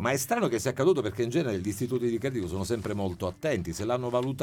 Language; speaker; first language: Italian; native; Italian